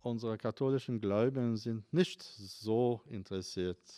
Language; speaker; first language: German; non-native, fluent; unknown